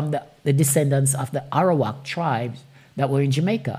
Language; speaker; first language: English; non-native, local second language; Jamaican Creole English